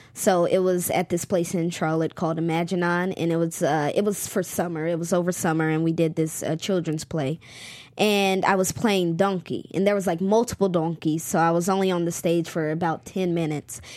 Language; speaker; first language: English; native; English